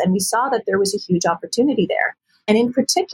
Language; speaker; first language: English; native; English